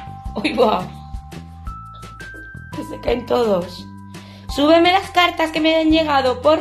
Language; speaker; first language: Spanish; native; Spanish